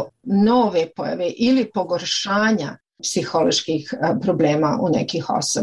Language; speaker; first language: Serbian; native; Serbian